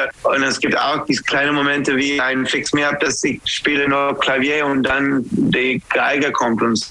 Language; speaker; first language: German; non-native, learner; English